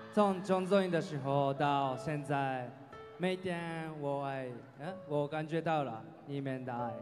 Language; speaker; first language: Chinese; non-native, learner; Japanese